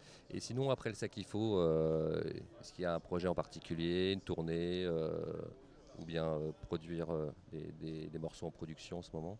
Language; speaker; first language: French; native; French